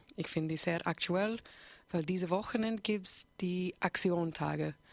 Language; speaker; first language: German; non-native, learner; English